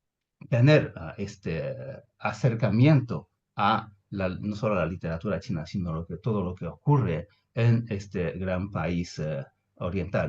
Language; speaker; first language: Spanish; non-native, fluent; Chinese